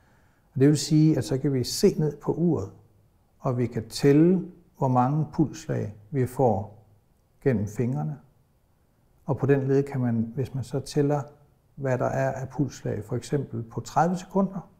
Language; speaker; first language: Danish; native; Danish